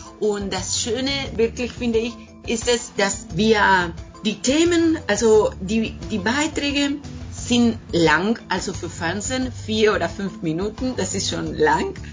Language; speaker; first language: German; non-native, fluent; Spanish